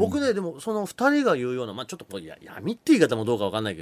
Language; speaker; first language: Japanese; native; Japanese